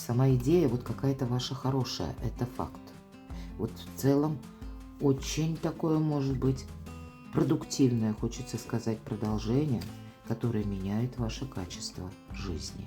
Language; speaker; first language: Russian; native; Russian